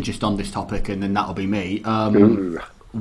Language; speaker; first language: English; native; English